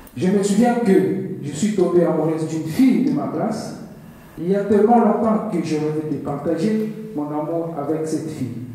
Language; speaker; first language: French; non-native, learner; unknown